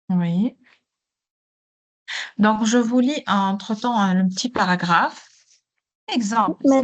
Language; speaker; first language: French; non-native, local second language; Arabic